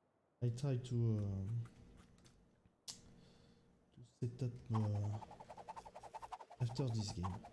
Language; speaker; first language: English; non-native, learner; French